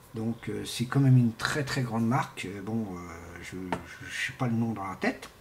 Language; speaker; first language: French; non-native, fluent; Portuguese